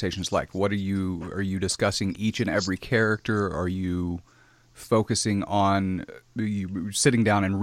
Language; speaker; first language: English; native; English